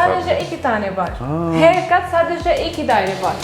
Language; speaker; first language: Turkish; non-native, learner; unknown